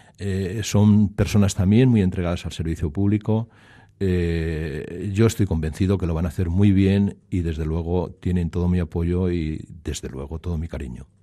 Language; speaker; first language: Spanish; native; Spanish